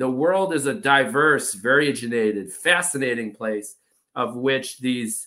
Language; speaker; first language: English; native; English